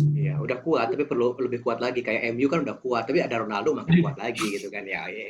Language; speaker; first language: Indonesian; native; Indonesian